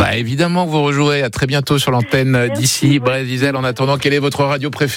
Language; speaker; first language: French; native; French